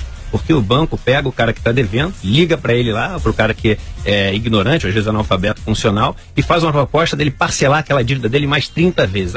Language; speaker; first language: Portuguese; native; Portuguese